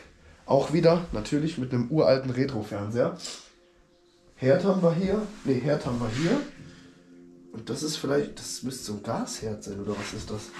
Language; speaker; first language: German; native; German